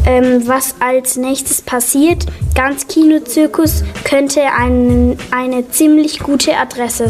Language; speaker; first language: German; native; German